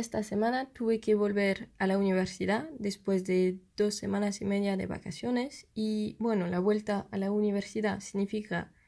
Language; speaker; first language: Spanish; non-native, fluent; French